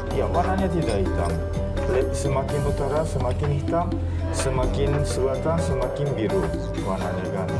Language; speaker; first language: Indonesian; non-native, learner; Turkish